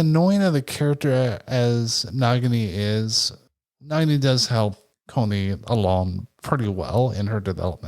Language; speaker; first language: English; native; English